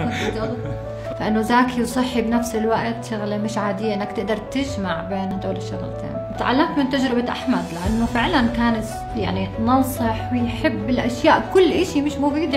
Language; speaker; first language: Arabic; native; Arabic